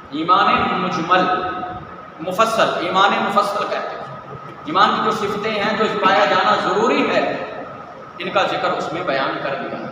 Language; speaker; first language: Urdu; non-native, local second language; Punjabi